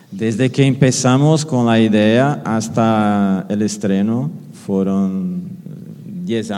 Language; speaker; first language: Spanish; non-native, fluent; Portuguese